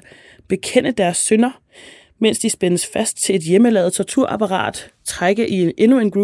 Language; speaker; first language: Danish; native; Danish